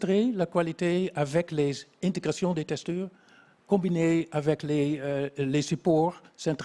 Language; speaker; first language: French; non-native, fluent; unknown